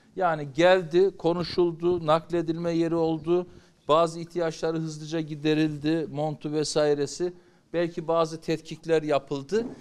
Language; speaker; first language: Turkish; native; Turkish